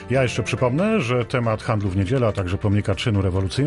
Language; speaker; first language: Polish; native; Polish